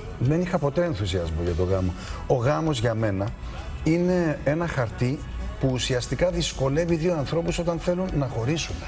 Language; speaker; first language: Greek; native; Greek